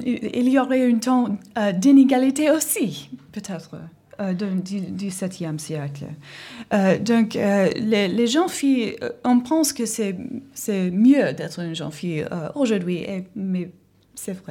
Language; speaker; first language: French; non-native, learner; English